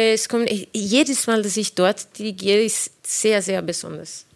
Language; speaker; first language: German; non-native, fluent; Spanish